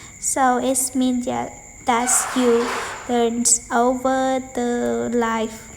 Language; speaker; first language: English; non-native, learner; Vietnamese